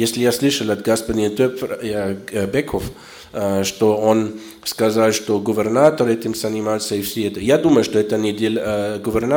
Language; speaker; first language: Russian; non-native, fluent; German